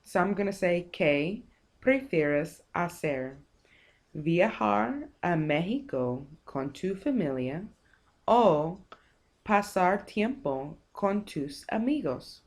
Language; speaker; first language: Spanish; non-native, fluent; English